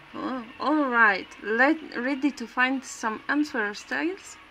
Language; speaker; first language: English; non-native, learner; Polish